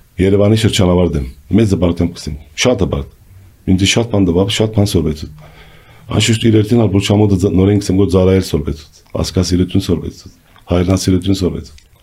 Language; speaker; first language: Armenian; early bilingual, heritage; Armenian